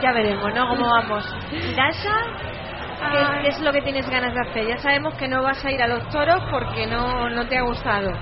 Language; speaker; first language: Spanish; native; Spanish